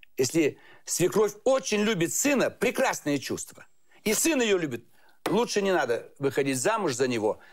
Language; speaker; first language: Russian; native; Russian